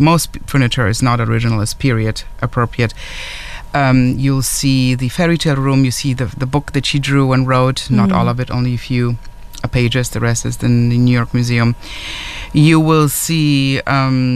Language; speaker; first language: English; non-native, fluent; German